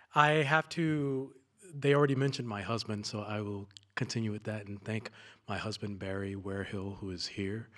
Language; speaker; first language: English; native; English